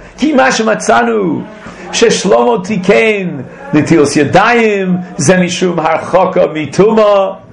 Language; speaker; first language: Hebrew; non-native, fluent; English